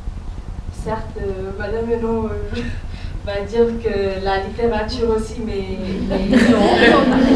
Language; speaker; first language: French; non-native, local second language; Wolof